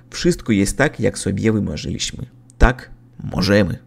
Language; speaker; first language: Polish; non-native, learner; Russian